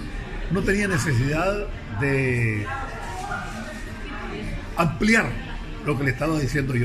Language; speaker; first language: Spanish; native; Spanish